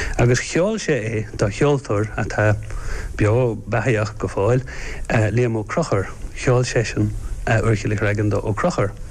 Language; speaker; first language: Irish; native; Irish